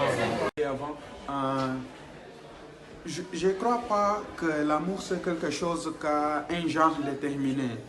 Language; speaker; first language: French; non-native, fluent; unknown